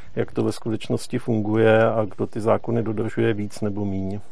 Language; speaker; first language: Czech; native; Czech